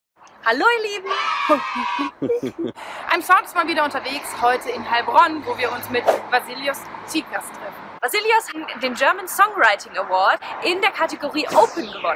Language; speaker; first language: German; native; German